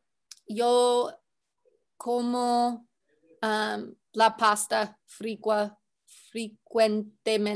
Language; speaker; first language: Spanish; non-native, learner; English